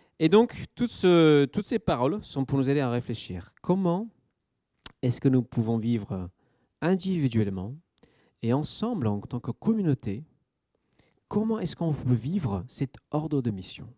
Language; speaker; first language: French; native; French